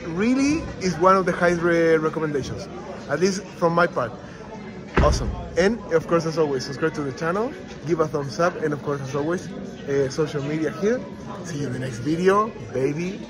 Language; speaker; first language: English; non-native, fluent; Spanish